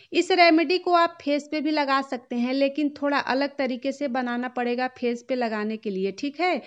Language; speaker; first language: Hindi; native; Hindi